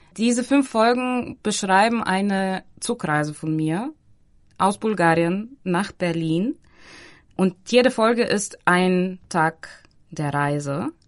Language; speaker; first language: German; non-native, fluent; Bulgarian